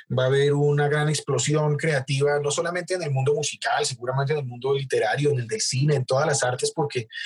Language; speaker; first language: Spanish; native; Spanish